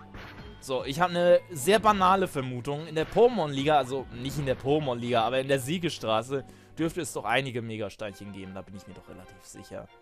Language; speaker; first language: German; native; German